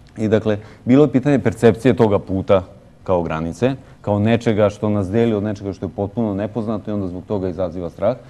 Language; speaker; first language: Serbian; native; Serbian